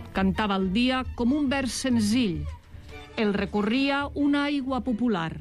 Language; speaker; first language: Catalan; native; Catalan